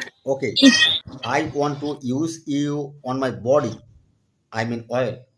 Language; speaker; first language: English; non-native, learner; Bangla